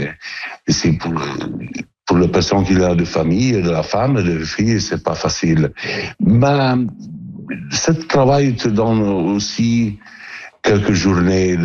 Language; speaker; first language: French; non-native, learner; Italian